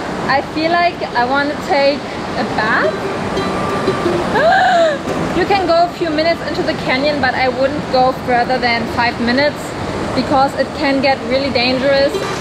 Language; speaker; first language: English; non-native, fluent; German